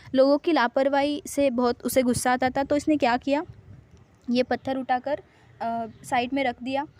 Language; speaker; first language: Hindi; non-native, local second language; Marathi